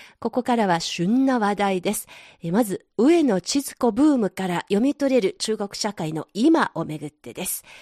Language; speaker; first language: Japanese; non-native, fluent; Chinese